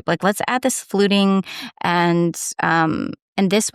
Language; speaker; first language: English; native; English